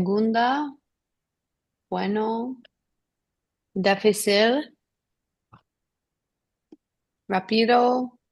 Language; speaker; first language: Spanish; non-native, learner; English